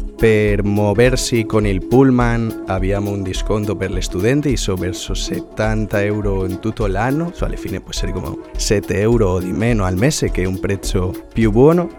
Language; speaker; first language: Italian; non-native, learner; Spanish